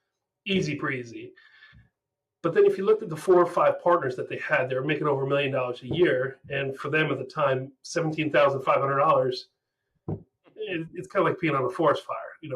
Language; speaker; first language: English; native; English